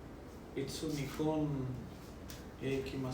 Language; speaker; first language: Japanese; non-native, learner; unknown